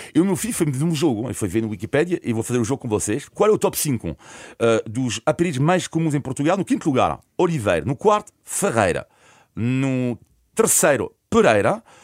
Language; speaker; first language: Portuguese; non-native, fluent; French